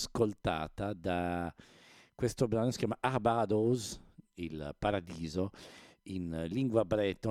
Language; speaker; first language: Italian; native; Italian